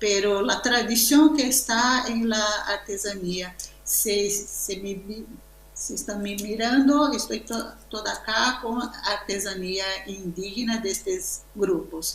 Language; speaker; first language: Spanish; non-native, learner; Portuguese